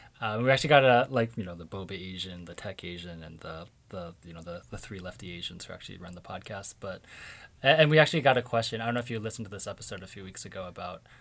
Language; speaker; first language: English; native; English